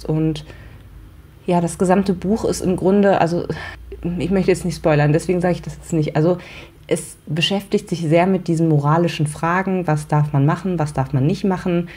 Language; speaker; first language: German; native; German